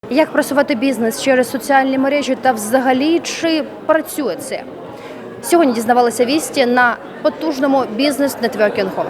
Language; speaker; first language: Ukrainian; native; Ukrainian